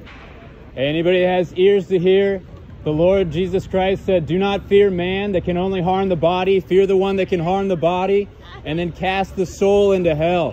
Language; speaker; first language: English; native; English